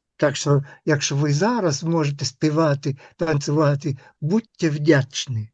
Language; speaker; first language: Ukrainian; non-native, fluent; Finnish